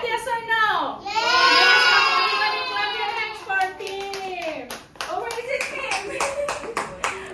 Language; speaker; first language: English; non-native, fluent; Filipino